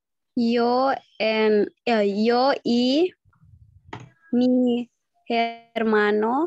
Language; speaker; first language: Spanish; non-native, learner; Indonesian